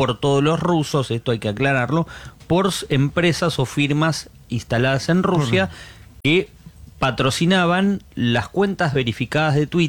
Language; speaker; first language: Spanish; native; Spanish